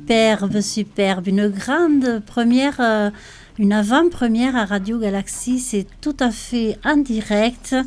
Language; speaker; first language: French; native; French